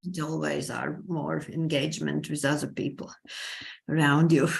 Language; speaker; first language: English; non-native, fluent; Latvian